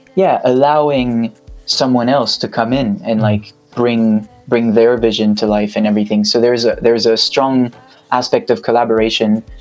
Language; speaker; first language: English; non-native, fluent; French